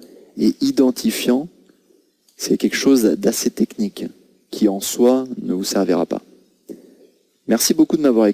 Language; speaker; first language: French; native; French